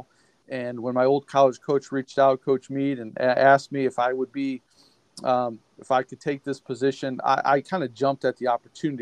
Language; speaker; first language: English; native; English